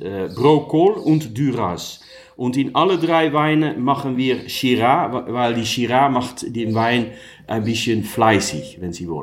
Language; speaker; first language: German; non-native, learner; Dutch